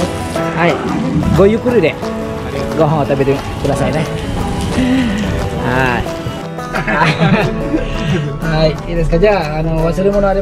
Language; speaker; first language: Japanese; non-native, fluent; Balinese